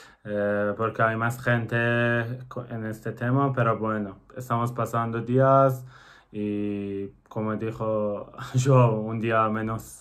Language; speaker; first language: Spanish; non-native, fluent; Persian